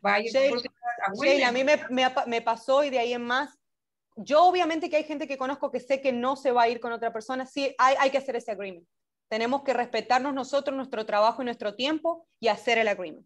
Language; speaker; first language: Spanish; native; Spanish